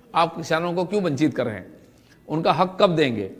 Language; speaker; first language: Hindi; non-native, local second language; Bangla